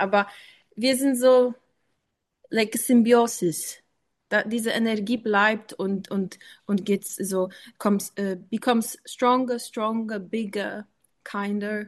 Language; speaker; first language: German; non-native, learner; English